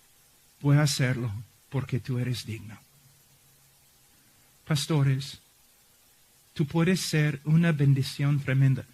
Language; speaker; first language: Spanish; non-native, fluent; English